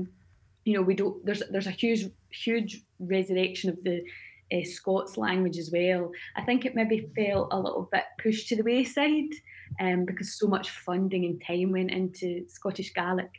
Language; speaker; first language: English; native; English